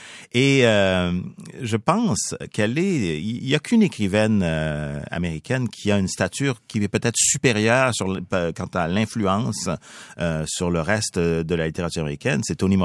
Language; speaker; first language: French; native; French